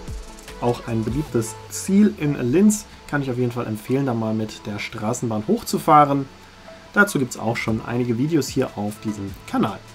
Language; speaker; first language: German; native; German